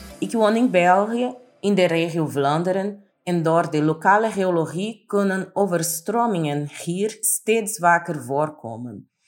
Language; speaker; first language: Dutch; non-native, fluent; Portuguese